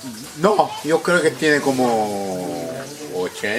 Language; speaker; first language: Spanish; non-native, local second language; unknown